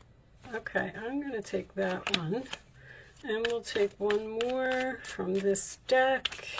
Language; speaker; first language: English; native; English